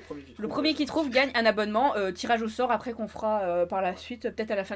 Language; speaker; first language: French; native; French